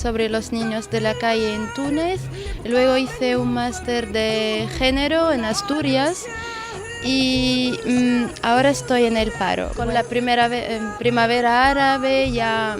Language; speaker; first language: Spanish; non-native, fluent; Arabic